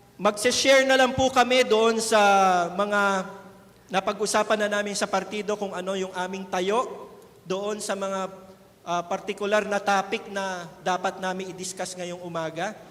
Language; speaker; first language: Filipino; native; Filipino